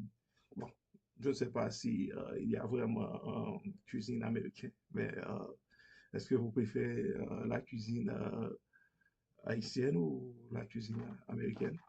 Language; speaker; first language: French; non-native, learner; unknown